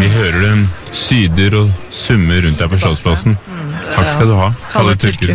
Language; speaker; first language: Norwegian; native; Norwegian